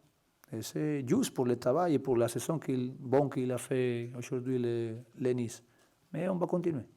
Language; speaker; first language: French; non-native, learner; Spanish